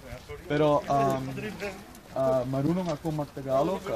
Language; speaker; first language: Filipino; non-native, learner; Dutch